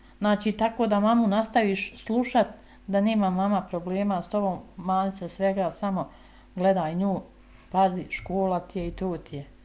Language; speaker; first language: Bosnian; native; Bosnian